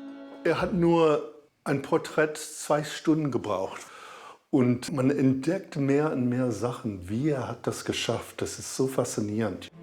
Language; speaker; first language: German; early bilingual, heritage; English